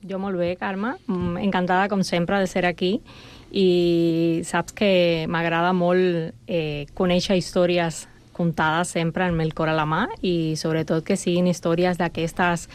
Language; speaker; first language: Catalan; non-native, fluent; Spanish